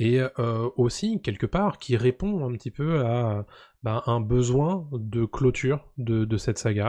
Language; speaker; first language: French; native; French